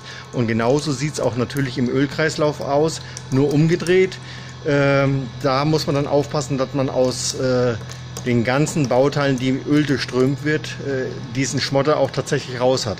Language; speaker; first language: German; native; German